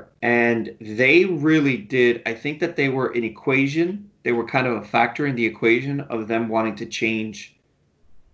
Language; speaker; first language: English; native; English